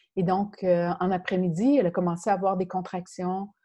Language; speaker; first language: French; native; French